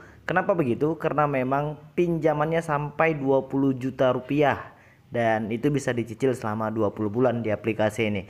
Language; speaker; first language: Indonesian; native; Indonesian